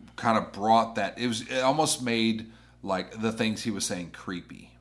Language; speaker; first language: English; native; English